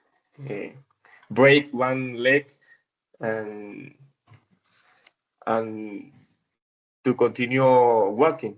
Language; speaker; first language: English; non-native, learner; Spanish